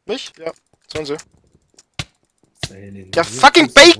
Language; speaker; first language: German; native; German